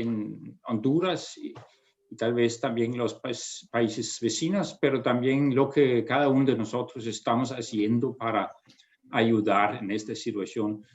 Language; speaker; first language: Spanish; non-native, fluent; Danish